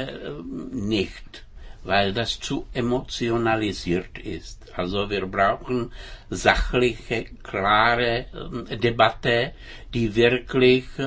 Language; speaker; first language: German; non-native, fluent; Czech